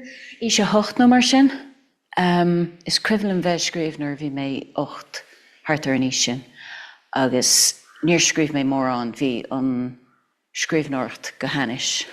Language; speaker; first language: Irish; non-native, local second language; English